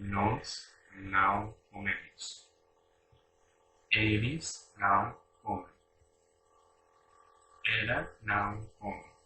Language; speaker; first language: Portuguese; non-native, learner; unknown